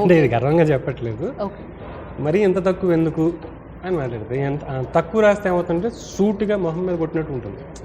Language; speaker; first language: Telugu; native; Telugu